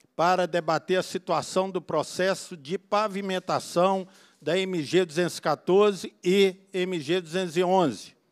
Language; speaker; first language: Portuguese; native; Portuguese